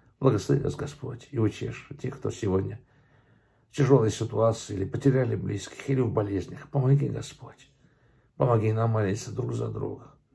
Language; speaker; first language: Russian; early bilingual, other home language; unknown